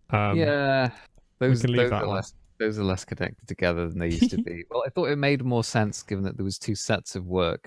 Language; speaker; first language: English; native; English